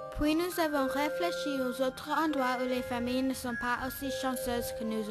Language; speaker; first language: French; non-native, local second language; English